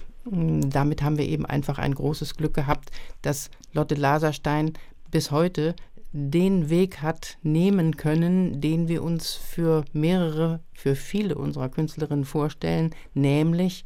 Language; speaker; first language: German; native; German